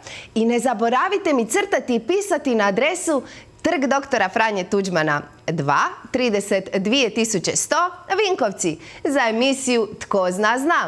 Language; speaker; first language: Croatian; native; Croatian